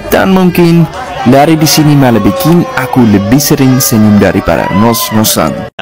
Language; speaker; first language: Indonesian; non-native, fluent; Dutch